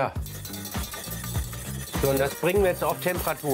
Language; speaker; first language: German; native; German